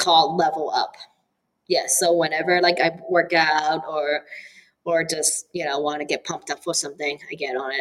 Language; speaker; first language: English; early bilingual, other home language; Cantonese